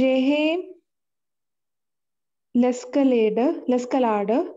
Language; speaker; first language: French; non-native, learner; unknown